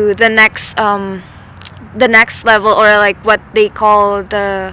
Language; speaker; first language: English; non-native, local second language; Filipino